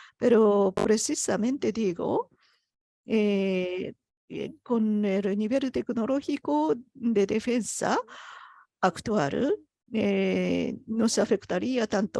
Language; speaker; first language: Spanish; non-native, fluent; Japanese